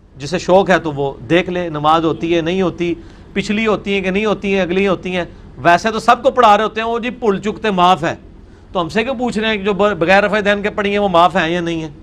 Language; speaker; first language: Urdu; non-native, local second language; Punjabi